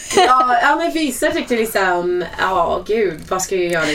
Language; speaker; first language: Swedish; non-native, fluent; English